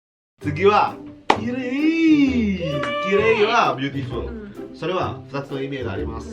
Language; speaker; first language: Japanese; non-native, fluent; Indonesian